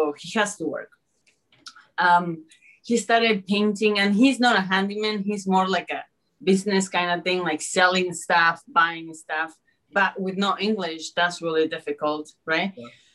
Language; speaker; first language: English; early bilingual, other home language; Spanish